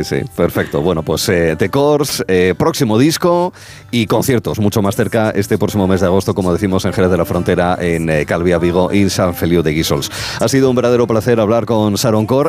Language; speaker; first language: Spanish; native; Spanish